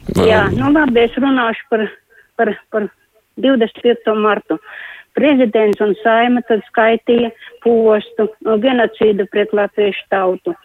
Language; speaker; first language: Latvian; native; Latvian